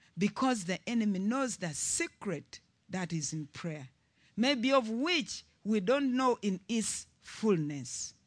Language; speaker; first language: English; non-native, local second language; Ganda